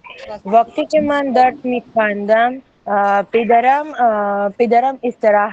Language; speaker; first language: Persian; non-native, learner; Urdu